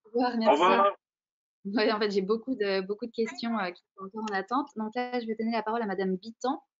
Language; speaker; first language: French; native; French